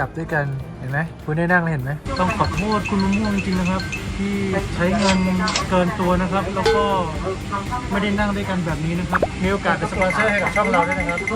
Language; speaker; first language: Thai; native; Thai